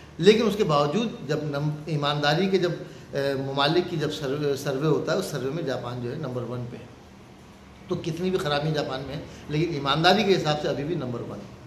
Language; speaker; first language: Urdu; native; Urdu